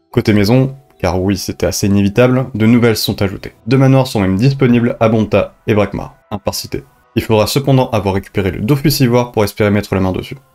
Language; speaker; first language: French; native; French